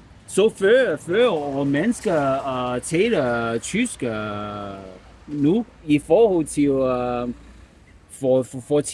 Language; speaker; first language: Danish; non-native, learner; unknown